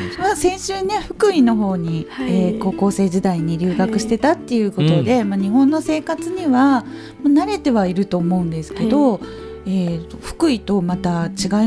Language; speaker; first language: Japanese; native; Japanese